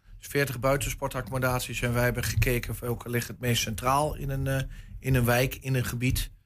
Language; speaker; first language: Dutch; native; Dutch